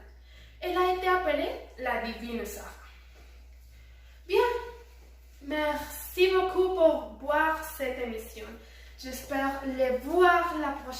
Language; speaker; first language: French; non-native, learner; Spanish